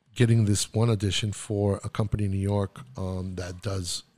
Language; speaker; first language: English; non-native, fluent; Spanish